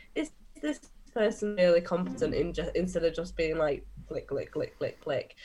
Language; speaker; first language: English; native; English